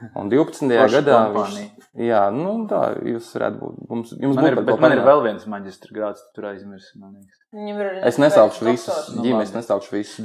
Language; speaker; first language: Latvian; non-native, local second language; Russian